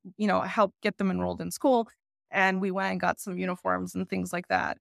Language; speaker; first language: English; native; English